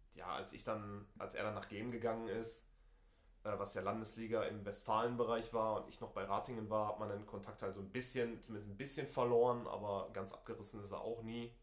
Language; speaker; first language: German; native; German